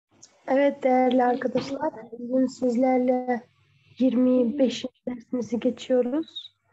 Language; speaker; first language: Turkish; non-native, fluent; Kyrgyz